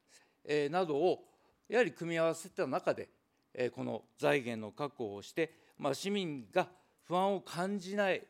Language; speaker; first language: Japanese; native; Japanese